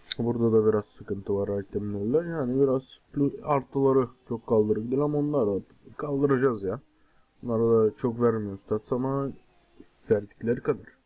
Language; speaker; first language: Turkish; native; Turkish